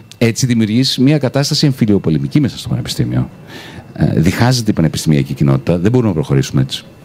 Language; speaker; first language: Greek; native; Greek